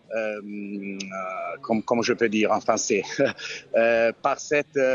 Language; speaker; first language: French; non-native, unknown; Italian